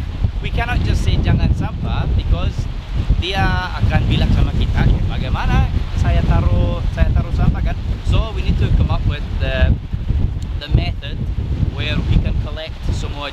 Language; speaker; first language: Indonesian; non-native, fluent; English